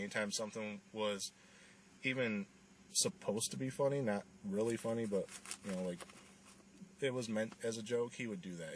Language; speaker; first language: English; native; English